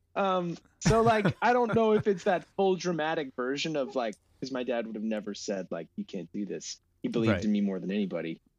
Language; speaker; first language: English; native; English